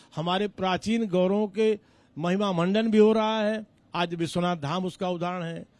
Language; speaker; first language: Hindi; native; Hindi